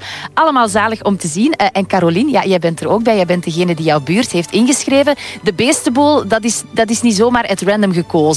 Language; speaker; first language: Dutch; native; Dutch